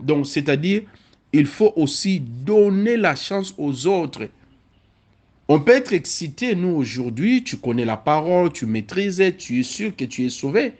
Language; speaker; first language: French; non-native, local second language; Lingala